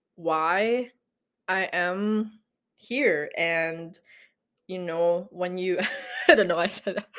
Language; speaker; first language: English; non-native, local second language; Filipino